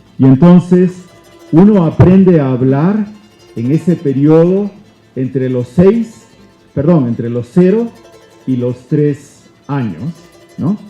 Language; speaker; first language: Spanish; native; Spanish